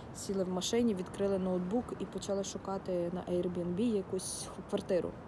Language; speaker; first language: Ukrainian; non-native, local second language; Russian